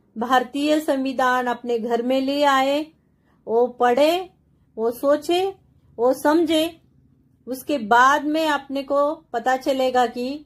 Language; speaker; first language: Hindi; non-native, local second language; Marathi